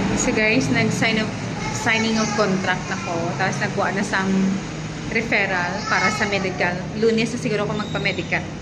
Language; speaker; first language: Filipino; non-native, local second language; Hiligaynon